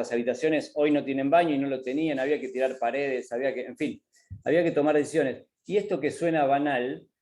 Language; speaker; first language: Spanish; native; Spanish